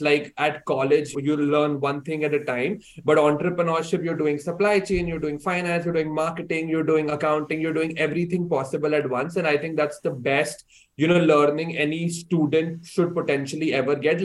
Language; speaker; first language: English; non-native, local second language; Hindi